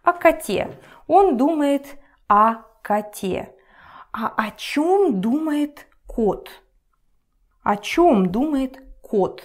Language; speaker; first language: Russian; non-native, learner; English